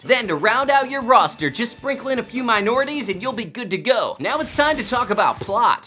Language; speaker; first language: English; native; English